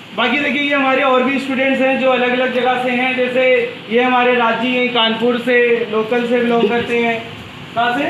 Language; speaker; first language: Hindi; native; Hindi